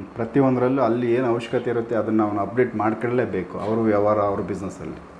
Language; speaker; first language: Kannada; native; Kannada